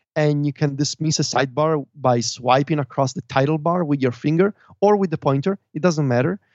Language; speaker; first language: English; non-native, fluent; Italian